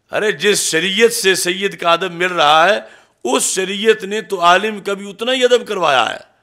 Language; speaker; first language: Urdu; non-native, local second language; Punjabi